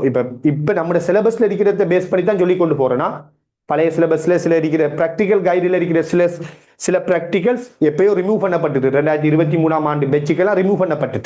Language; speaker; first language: Tamil; native; Tamil